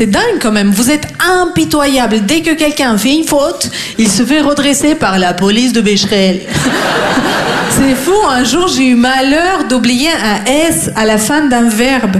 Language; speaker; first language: French; non-native, fluent; Russian